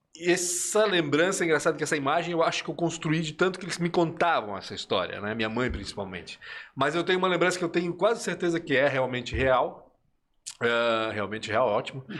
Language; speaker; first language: Portuguese; early bilingual, other home language; Spanish